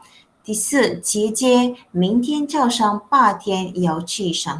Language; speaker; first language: Chinese; non-native, fluent; Malay